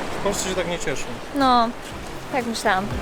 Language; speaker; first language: Polish; native; Polish